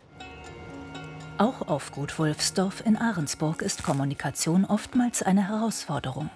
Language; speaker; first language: German; native; German